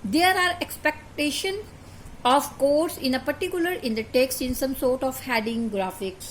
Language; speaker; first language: English; non-native, local second language; Punjabi